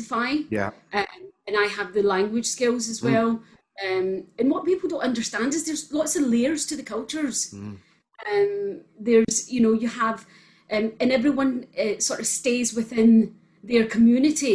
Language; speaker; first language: English; native; English